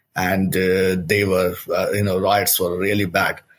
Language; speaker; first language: English; non-native, local second language; Hindi